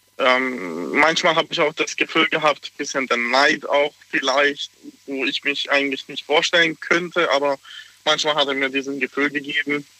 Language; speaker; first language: German; non-native, fluent; Hungarian